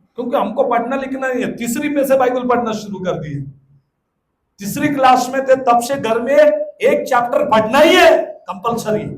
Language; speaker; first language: Hindi; non-native, local second language; Telugu